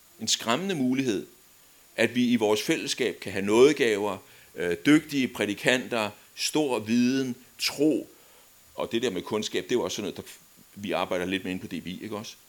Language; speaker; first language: Danish; native; Danish